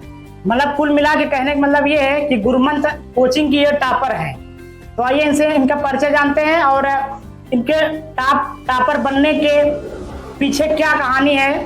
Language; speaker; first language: Hindi; native; Hindi